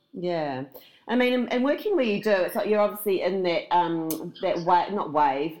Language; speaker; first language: English; native; English